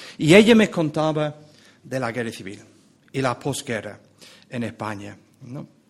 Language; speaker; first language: Spanish; non-native, fluent; English